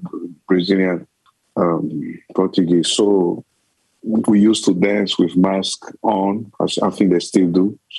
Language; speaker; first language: English; non-native, fluent; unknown